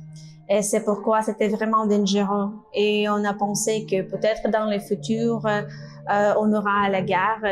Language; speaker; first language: French; non-native, learner; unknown